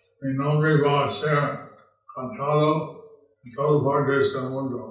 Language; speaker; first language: Spanish; non-native, learner; English